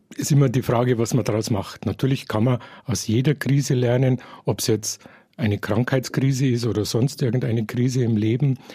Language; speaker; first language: German; native; German